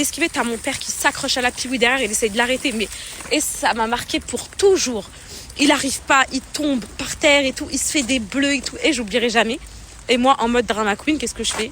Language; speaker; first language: French; native; French